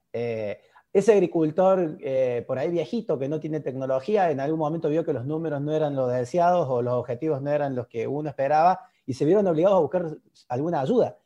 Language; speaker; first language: Spanish; native; Spanish